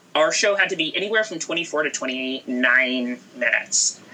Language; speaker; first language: English; native; English